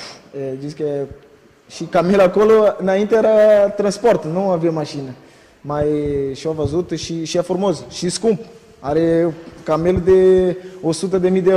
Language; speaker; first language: Romanian; non-native, learner; Portuguese